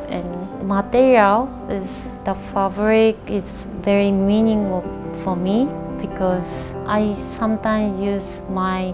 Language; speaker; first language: English; non-native, learner; Japanese